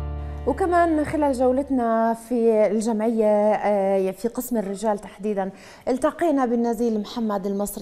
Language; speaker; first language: Arabic; native; Arabic